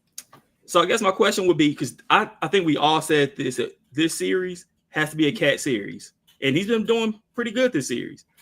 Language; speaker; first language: English; native; English